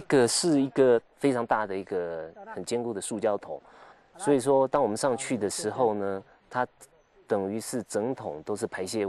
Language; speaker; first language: Chinese; native; Chinese